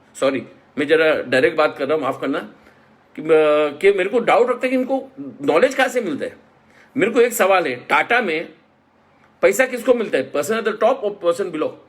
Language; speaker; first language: Hindi; non-native, local second language; Marathi